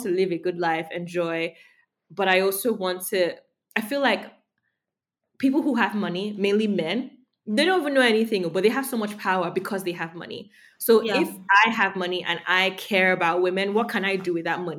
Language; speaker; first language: English; non-native, local second language; Yoruba